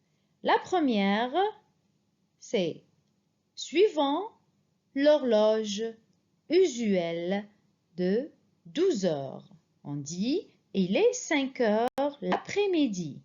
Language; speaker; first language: French; non-native, fluent; Arabic